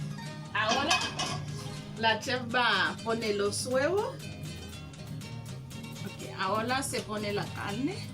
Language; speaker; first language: Spanish; non-native, local second language; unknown